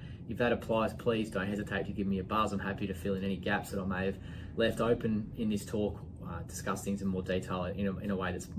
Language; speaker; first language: English; native; English